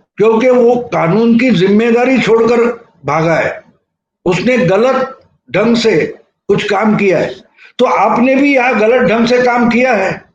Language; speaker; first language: Hindi; non-native, local second language; Marathi